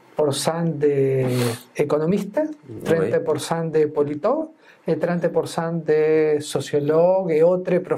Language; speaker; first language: French; non-native, fluent; Spanish